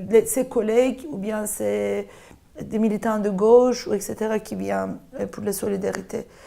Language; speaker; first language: French; non-native, fluent; Turkish